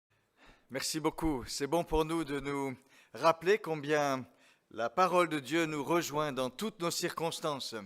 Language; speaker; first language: French; native; French